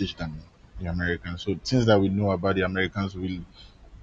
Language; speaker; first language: English; non-native, local second language; Yoruba